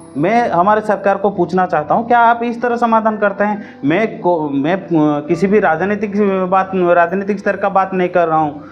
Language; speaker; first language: Hindi; non-native, local second language; Odia